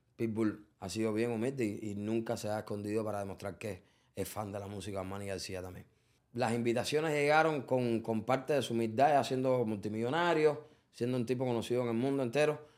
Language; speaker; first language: Spanish; native; Spanish